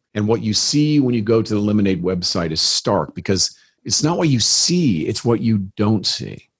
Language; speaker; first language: English; native; English